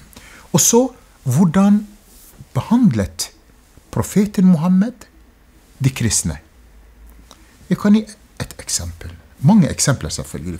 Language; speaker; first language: Norwegian; non-native, fluent; Arabic